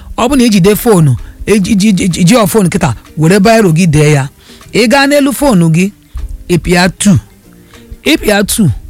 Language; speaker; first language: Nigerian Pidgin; non-native, local second language; Yoruba